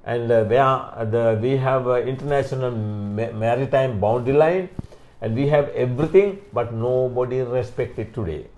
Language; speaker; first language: English; non-native, local second language; Sinhala